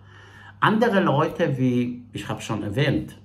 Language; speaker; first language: German; non-native, fluent; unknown